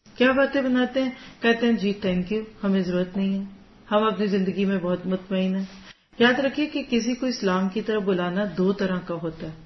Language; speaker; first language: Urdu; native; Urdu